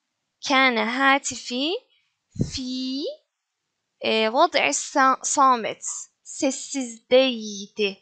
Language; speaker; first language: Arabic; non-native, fluent; Turkish